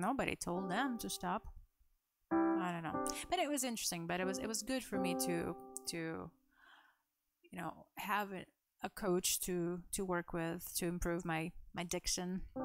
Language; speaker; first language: English; non-native, fluent; Russian